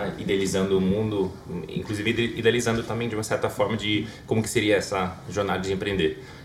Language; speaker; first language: Portuguese; non-native, fluent; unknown